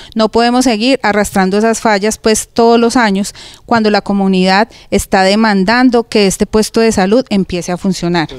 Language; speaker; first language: Spanish; native; Spanish